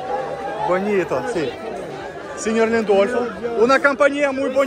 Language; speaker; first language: Portuguese; non-native, learner; Russian